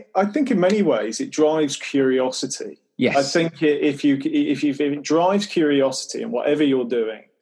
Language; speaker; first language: English; native; English